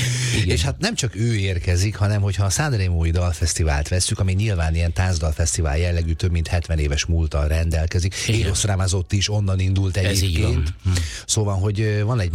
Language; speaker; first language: Hungarian; native; Hungarian